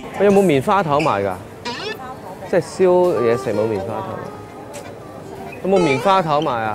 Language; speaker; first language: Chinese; non-native, local second language; Cantonese